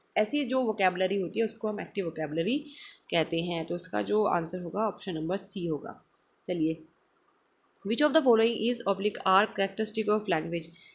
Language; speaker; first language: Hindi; non-native, local second language; Marathi